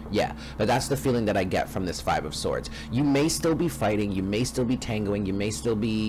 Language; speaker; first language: English; native; English